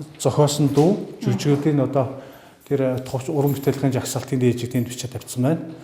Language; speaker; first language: Mongolian; native; Mongolian